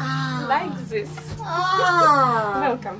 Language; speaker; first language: English; non-native, learner; Russian